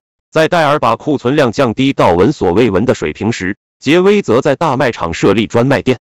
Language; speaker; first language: Chinese; native; Chinese